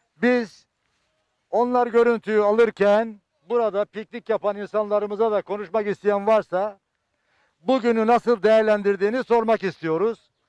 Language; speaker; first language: Turkish; native; Turkish